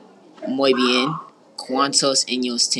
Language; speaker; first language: Spanish; non-native, learner; English